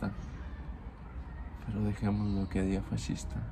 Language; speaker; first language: Spanish; native; Spanish